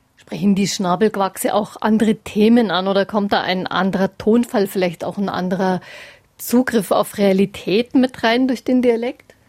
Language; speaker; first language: German; native; German